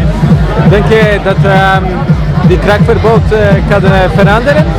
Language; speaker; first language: Dutch; non-native, learner; Polish